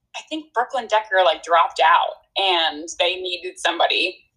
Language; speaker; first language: English; native; English